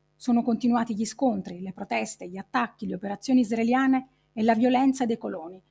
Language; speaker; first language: Italian; native; Italian